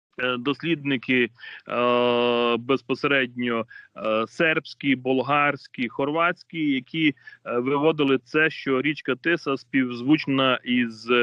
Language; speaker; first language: Ukrainian; native; Ukrainian